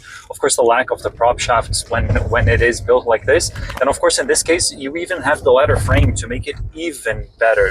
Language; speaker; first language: English; native; English